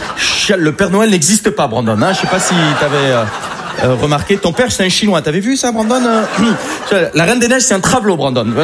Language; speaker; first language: French; native; French